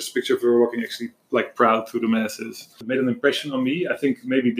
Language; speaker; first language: English; non-native, fluent; Dutch